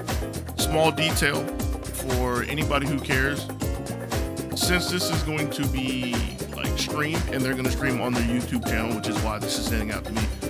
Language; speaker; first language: English; native; English